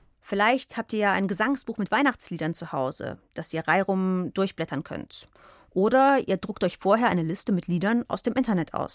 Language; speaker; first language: German; native; German